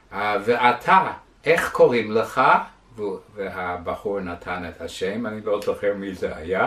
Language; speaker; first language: Hebrew; non-native, fluent; English